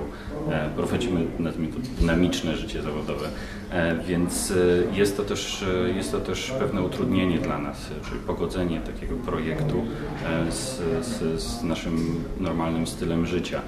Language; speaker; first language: Polish; native; Polish